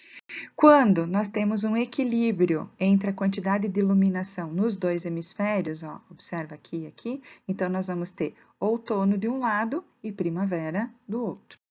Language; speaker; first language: Portuguese; native; Portuguese